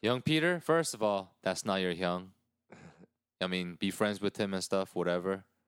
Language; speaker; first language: English; early bilingual, other home language; Korean